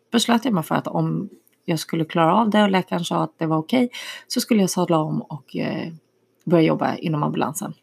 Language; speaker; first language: Swedish; early bilingual, other home language; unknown